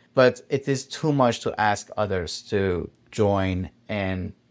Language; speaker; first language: English; non-native, fluent; Persian